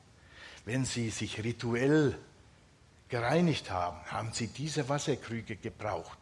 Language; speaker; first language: German; non-native, fluent; Finnish